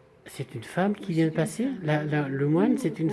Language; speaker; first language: French; native; French